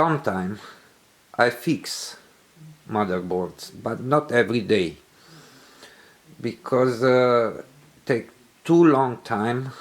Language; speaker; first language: English; non-native, learner; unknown